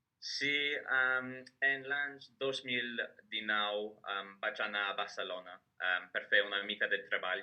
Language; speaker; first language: Catalan; non-native, fluent; English